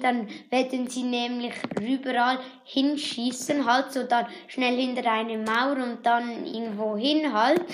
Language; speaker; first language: German; native; German